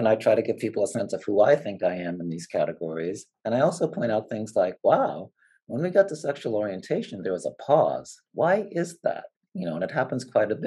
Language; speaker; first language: English; native; English